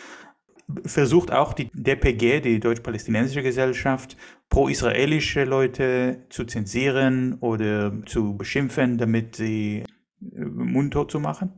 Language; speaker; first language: German; non-native, fluent; Hebrew